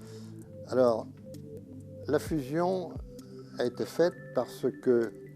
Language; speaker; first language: French; native; French